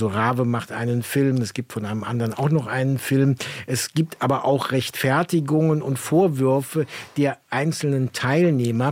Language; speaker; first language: German; native; German